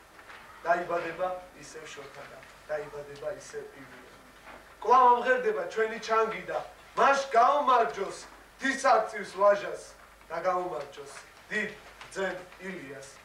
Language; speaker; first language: Georgian; native; Georgian